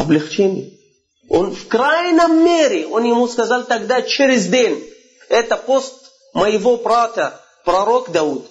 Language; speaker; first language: Russian; non-native, fluent; Arabic